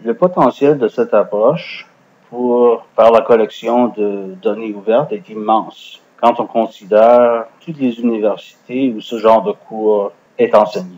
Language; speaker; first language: French; non-native, fluent; English